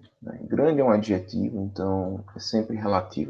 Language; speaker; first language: Portuguese; native; Portuguese